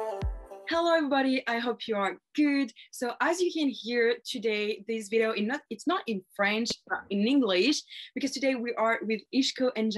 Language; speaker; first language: English; non-native, learner; French